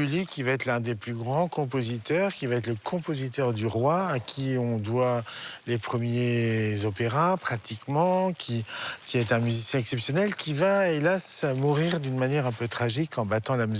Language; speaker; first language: French; native; French